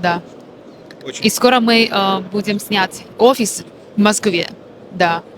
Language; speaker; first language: Russian; non-native, learner; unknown